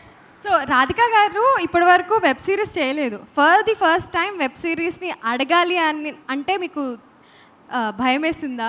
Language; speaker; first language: Telugu; native; Telugu